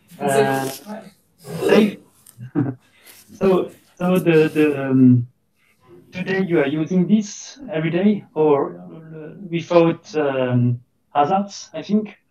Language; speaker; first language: English; non-native, fluent; French